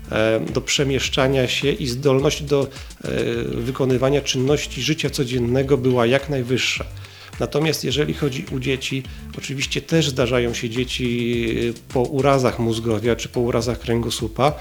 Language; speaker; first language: Polish; native; Polish